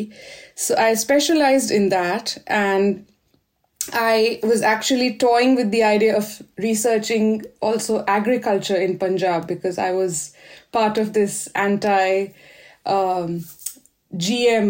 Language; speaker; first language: English; non-native, local second language; Hindi